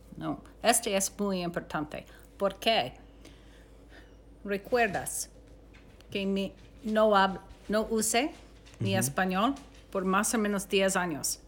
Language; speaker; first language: Spanish; non-native, learner; English